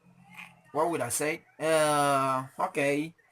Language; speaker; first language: English; non-native, learner; Haitian Creole